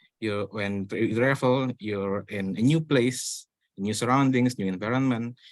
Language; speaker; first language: English; non-native, learner; Indonesian